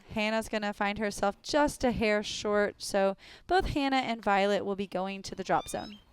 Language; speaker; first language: English; native; English